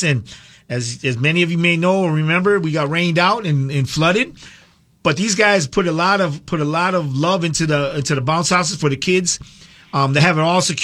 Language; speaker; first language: English; native; English